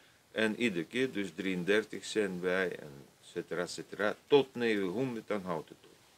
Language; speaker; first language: Dutch; non-native, fluent; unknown